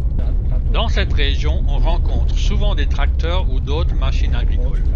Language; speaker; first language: French; native; French